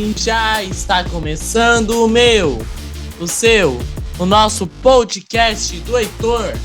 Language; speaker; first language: Portuguese; native; Portuguese